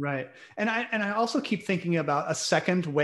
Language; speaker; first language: English; native; English